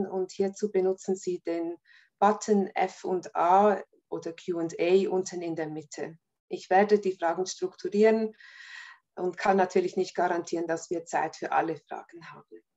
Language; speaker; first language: German; native; German